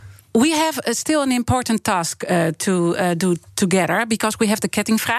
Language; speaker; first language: English; non-native, fluent; Dutch